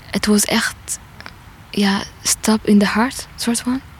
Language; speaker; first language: Dutch; non-native, fluent; Tigrinya